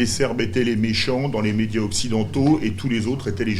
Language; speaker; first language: French; native; French